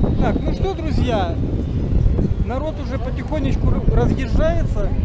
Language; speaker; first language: Russian; native; Russian